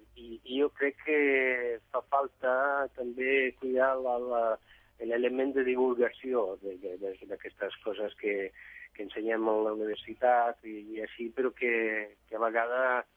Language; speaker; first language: Catalan; non-native, fluent; Italian